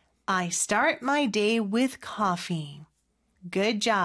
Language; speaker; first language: English; non-native, fluent; Korean